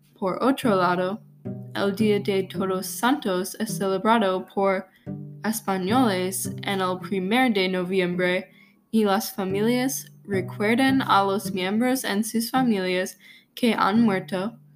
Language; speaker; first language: Spanish; non-native, learner; English